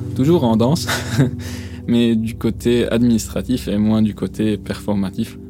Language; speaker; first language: French; non-native, local second language; Arabic